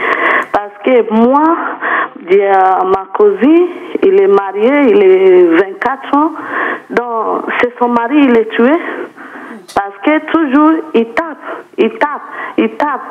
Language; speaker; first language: French; non-native, learner; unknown